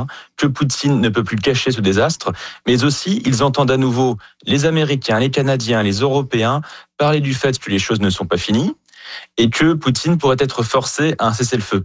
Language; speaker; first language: French; native; French